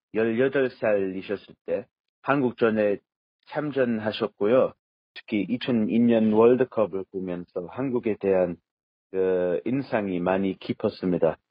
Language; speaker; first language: Korean; non-native, fluent; English